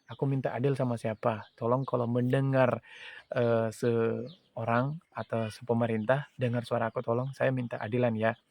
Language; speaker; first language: Indonesian; non-native, fluent; Urdu